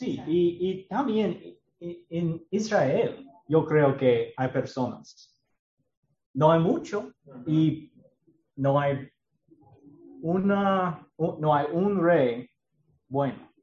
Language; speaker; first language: Spanish; non-native, learner; English